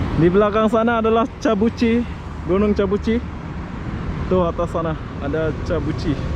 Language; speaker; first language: Indonesian; native; Indonesian